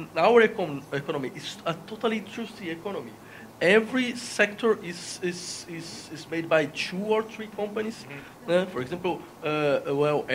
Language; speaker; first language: English; non-native, fluent; Spanish